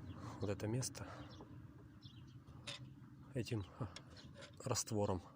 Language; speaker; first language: Russian; native; Russian